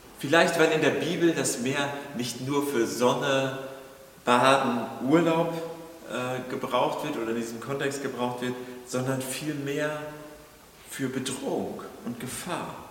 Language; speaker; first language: German; native; German